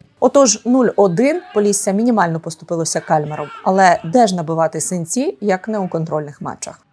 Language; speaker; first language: Ukrainian; native; Ukrainian